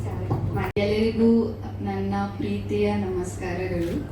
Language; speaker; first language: Kannada; non-native, learner; Marathi